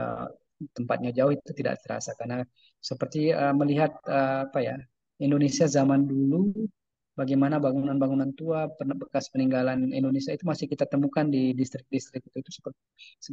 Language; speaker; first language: Indonesian; native; Indonesian